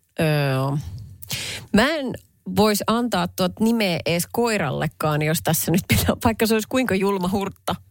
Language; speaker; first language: Finnish; native; Finnish